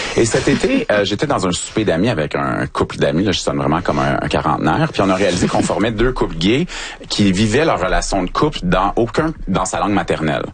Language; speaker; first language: French; native; French